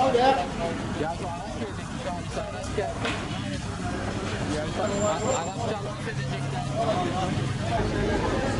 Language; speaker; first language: Turkish; non-native, learner; Arabic